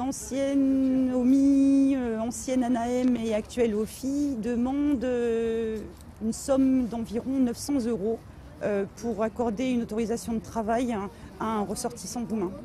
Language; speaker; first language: French; native; French